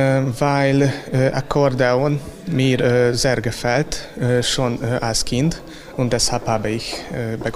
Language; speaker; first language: German; non-native, local second language; Hungarian